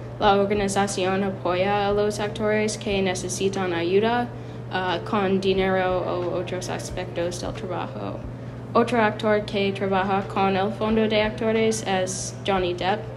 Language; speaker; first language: Spanish; non-native, learner; English